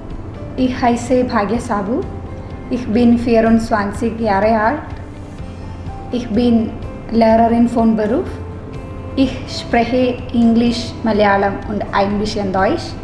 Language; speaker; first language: German; non-native, learner; Malayalam